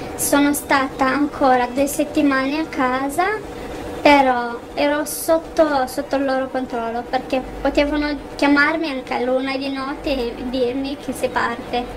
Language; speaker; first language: Italian; non-native, fluent; Romanian